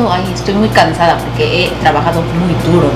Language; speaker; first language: Spanish; non-native, fluent; Korean